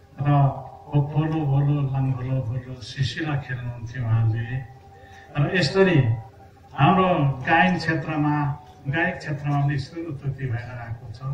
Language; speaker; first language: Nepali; non-native, local second language; Limbu